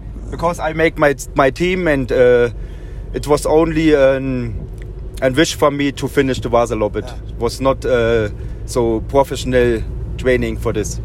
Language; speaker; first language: English; non-native, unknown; German